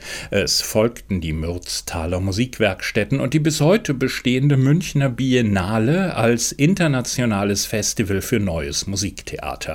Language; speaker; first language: German; native; German